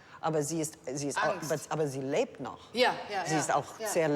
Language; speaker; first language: German; non-native, learner; English